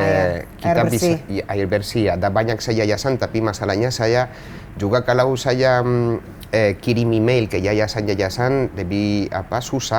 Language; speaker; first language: Indonesian; non-native, fluent; Spanish